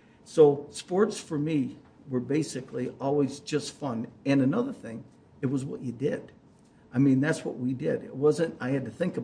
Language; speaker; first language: English; native; English